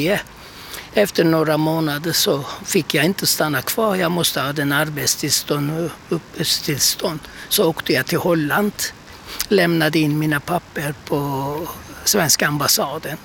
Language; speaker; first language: Swedish; non-native, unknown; Turkish